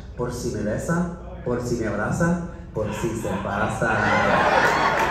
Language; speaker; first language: Spanish; early bilingual, heritage; Spanish